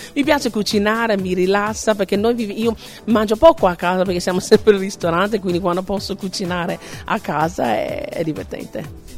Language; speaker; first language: Italian; non-native, fluent; English